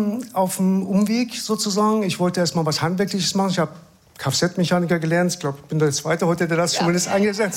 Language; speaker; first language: German; early bilingual, other home language; Persian